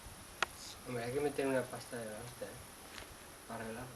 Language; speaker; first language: Spanish; native; Spanish